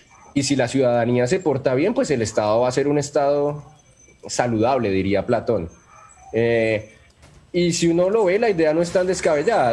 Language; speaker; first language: Spanish; native; Spanish